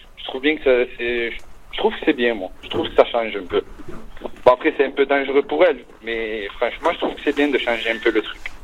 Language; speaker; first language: French; native; French